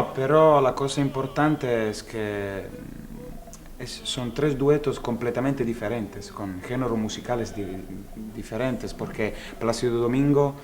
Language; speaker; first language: Spanish; non-native, learner; Italian